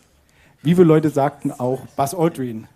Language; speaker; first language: German; native; German